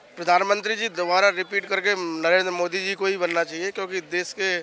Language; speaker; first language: Hindi; native; Hindi